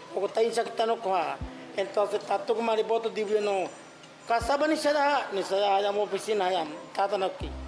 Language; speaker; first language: Spanish; non-native, local second language; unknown